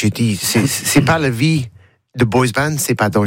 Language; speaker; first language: French; non-native, learner; English